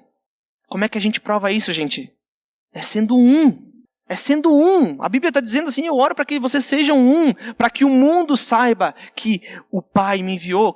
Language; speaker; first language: Portuguese; native; Portuguese